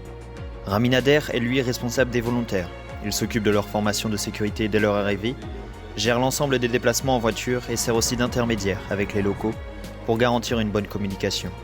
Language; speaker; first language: French; native; French